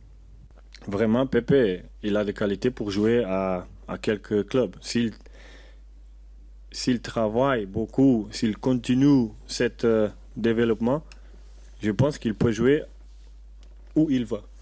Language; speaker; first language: French; non-native, learner; Portuguese